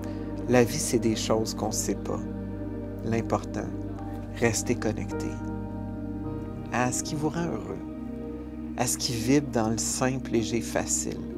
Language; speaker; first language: French; native; French